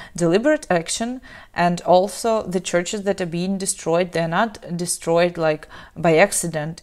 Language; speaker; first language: English; non-native, fluent; Ukrainian